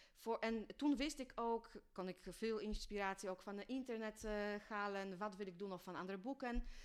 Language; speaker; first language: Dutch; non-native, fluent; Polish